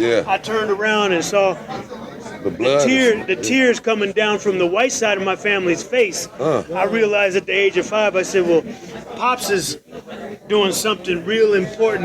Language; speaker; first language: English; native; English